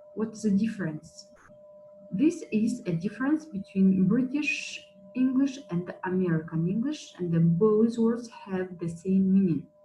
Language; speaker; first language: English; non-native, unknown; Kazakh